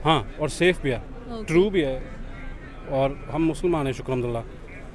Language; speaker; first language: Hindi; early bilingual, heritage; Urdu